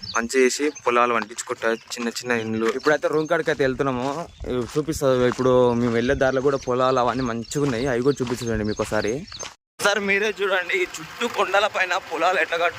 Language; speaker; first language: Telugu; native; Telugu